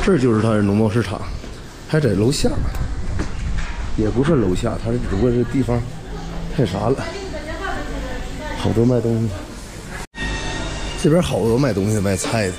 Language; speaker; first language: Chinese; native; Chinese